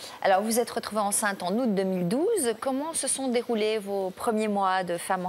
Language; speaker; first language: French; native; French